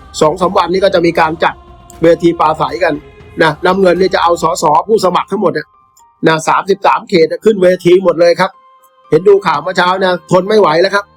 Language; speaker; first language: Thai; native; Thai